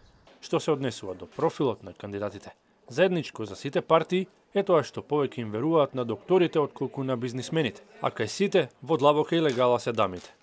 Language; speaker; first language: Macedonian; native; Macedonian